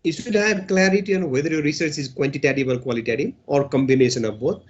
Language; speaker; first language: English; non-native, local second language; Nepali